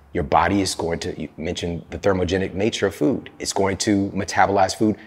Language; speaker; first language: English; native; English